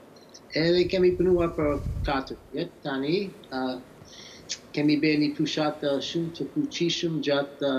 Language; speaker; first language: Albanian; early bilingual, heritage; English